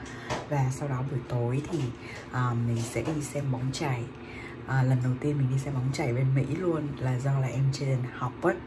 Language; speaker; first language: Vietnamese; native; Vietnamese